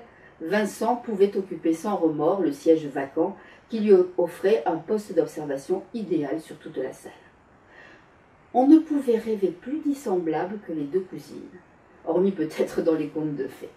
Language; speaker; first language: French; native; French